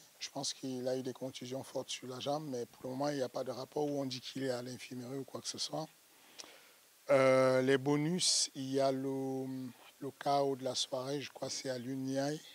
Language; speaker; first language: French; native; French